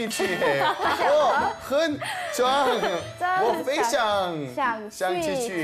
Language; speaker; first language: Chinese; non-native, learner; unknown